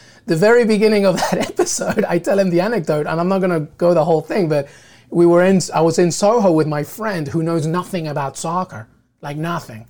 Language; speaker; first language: English; native; English